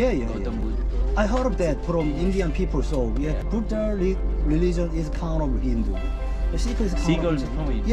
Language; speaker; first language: English; non-native, learner; Korean